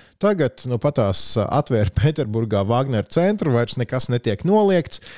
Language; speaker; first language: Latvian; native; Latvian